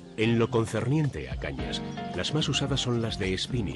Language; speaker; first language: Spanish; native; Spanish